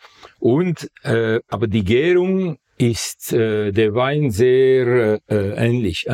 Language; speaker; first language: German; non-native, fluent; Dutch